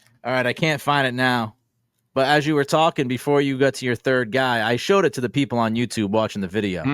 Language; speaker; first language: English; native; English